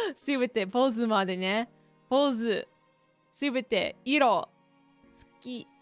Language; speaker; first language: Japanese; non-native, learner; English